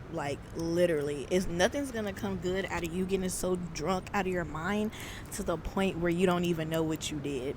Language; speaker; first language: English; native; English